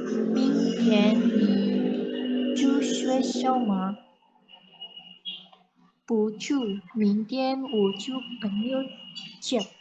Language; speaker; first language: Chinese; non-native, learner; Indonesian